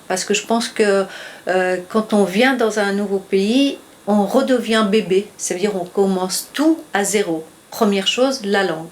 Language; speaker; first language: French; non-native, fluent; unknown